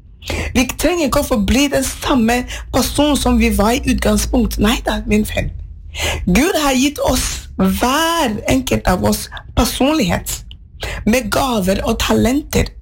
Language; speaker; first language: Norwegian; non-native, fluent; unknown